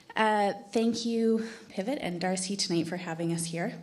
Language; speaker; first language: English; native; English